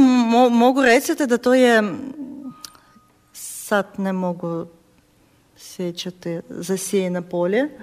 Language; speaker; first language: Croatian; non-native, learner; Ukrainian